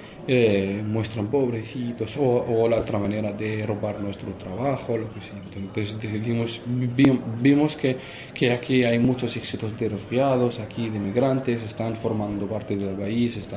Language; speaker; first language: Spanish; non-native, fluent; Arabic